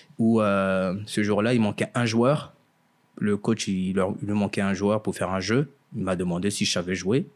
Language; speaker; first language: French; early bilingual, other home language; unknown